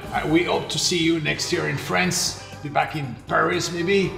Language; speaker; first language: English; non-native, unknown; French